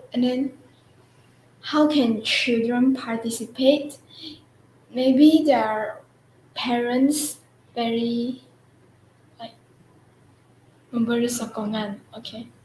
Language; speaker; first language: English; non-native, local second language; Chinese